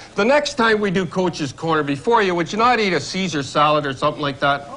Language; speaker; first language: English; native; English